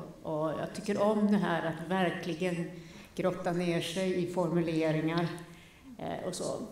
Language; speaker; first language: Swedish; native; Swedish